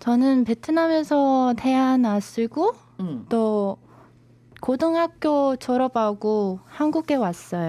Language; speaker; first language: Korean; non-native, learner; Vietnamese